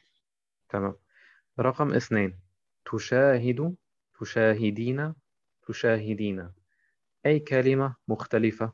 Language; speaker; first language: Arabic; non-native, fluent; German